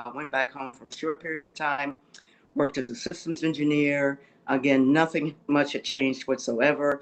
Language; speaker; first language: English; native; English